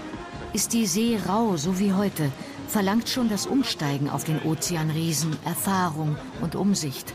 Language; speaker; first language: German; native; German